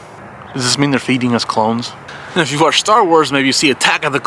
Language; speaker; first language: English; native; English